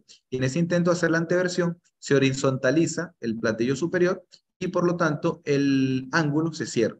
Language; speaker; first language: Spanish; native; Spanish